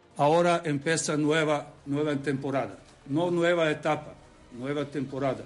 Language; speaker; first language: Spanish; non-native, learner; Serbian